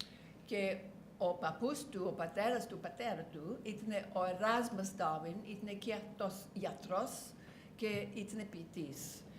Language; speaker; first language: Greek; non-native, learner; English